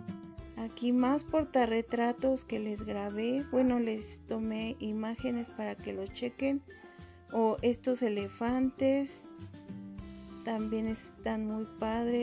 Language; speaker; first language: Spanish; native; Spanish